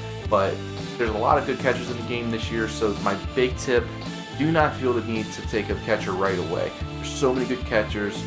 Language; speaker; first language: English; native; English